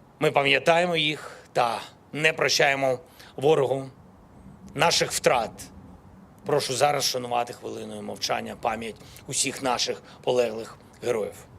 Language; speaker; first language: Ukrainian; non-native, local second language; Russian